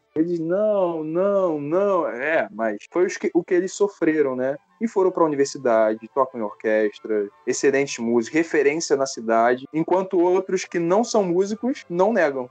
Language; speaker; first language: Portuguese; native; Portuguese